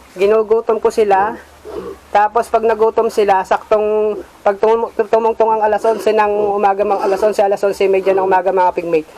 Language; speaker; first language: Filipino; native; Filipino